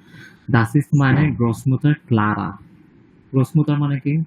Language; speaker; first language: German; non-native, learner; Bangla